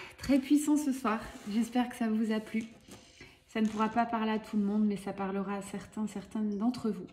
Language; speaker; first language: French; native; French